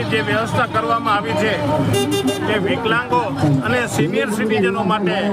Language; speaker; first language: Gujarati; native; Gujarati